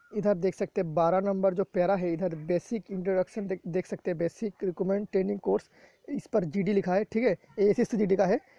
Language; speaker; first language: Hindi; non-native, local second language; Bangla